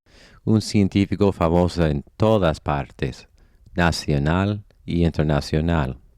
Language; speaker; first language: Spanish; non-native, fluent; English